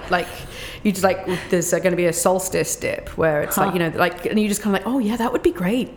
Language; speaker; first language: English; native; English